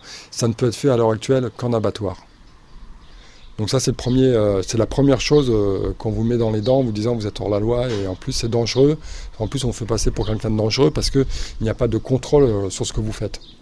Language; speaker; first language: French; native; French